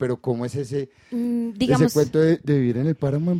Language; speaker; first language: Spanish; native; Spanish